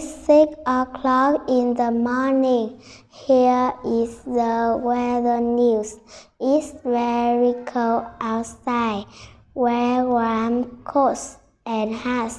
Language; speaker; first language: English; non-native, learner; Vietnamese